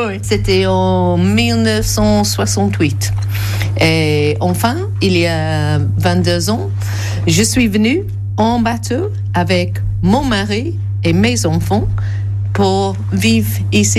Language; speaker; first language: French; non-native, fluent; English